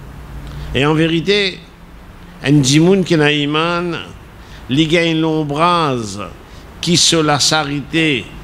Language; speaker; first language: French; non-native, local second language; Morisyen